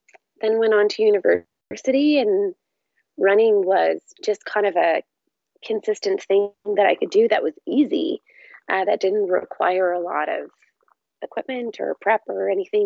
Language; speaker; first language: English; native; English